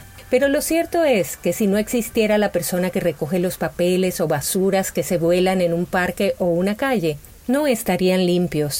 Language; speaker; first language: Spanish; native; Spanish